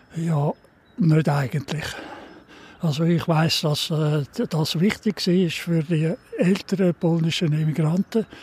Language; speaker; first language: German; native; German